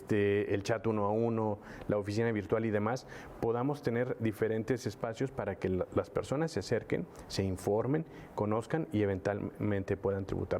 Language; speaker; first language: Spanish; native; Spanish